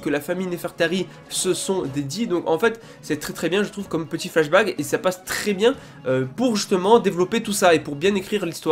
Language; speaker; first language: French; native; French